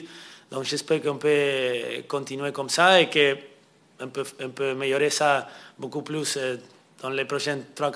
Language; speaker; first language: French; non-native, fluent; Spanish